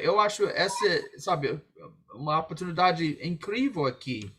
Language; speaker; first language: Portuguese; non-native, fluent; English